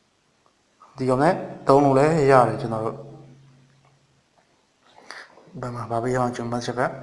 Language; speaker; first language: Burmese; native; Burmese